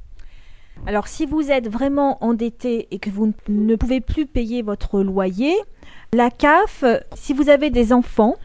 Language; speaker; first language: French; native; French